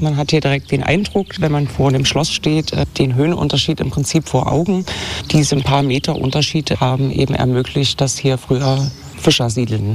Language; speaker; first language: German; native; German